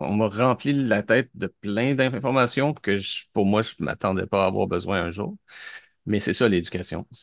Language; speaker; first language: French; native; French